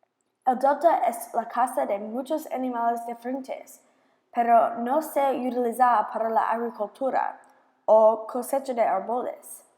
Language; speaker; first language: Spanish; non-native, learner; English